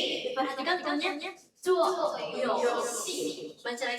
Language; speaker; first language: Indonesian; native; Indonesian